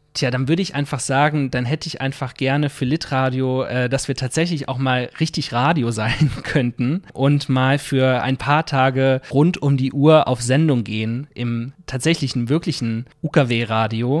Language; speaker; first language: German; native; German